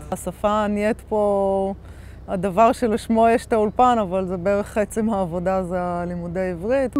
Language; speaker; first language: Hebrew; native; Hebrew